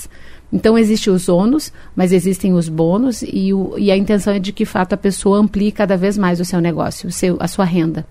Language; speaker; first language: Portuguese; native; Portuguese